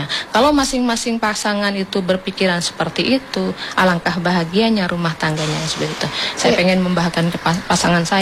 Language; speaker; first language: Indonesian; native; Indonesian